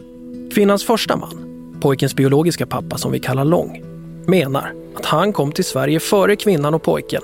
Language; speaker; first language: Swedish; native; Swedish